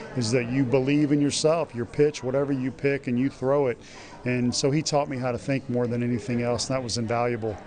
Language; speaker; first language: English; native; English